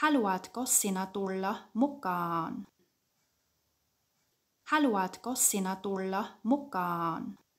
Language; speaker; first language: Finnish; non-native, fluent; German